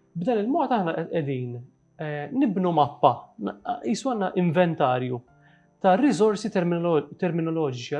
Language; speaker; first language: Maltese; native; Maltese